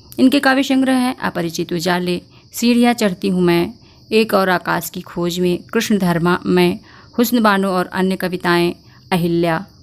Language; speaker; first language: Hindi; native; Hindi